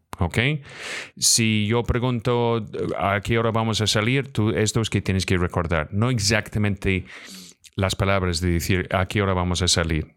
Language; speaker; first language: Spanish; non-native, fluent; English